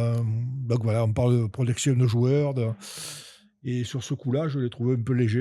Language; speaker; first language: French; native; French